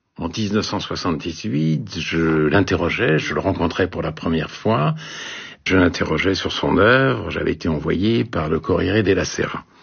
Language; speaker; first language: French; native; French